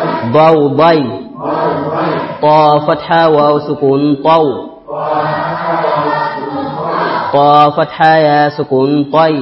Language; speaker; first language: Arabic; non-native, fluent; Swahili